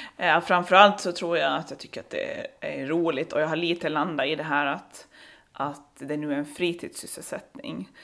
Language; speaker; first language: Swedish; native; Swedish